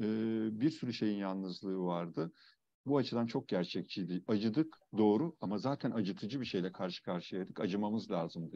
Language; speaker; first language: Turkish; native; Turkish